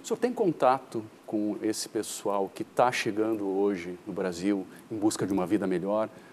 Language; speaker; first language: Portuguese; native; Portuguese